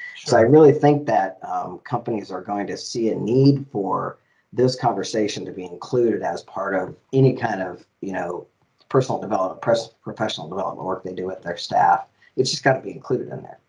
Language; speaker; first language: English; native; English